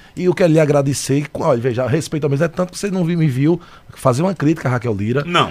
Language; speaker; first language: Portuguese; native; Portuguese